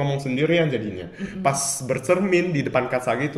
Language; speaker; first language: Indonesian; native; Indonesian